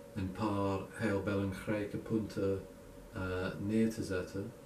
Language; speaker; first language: Dutch; non-native, learner; English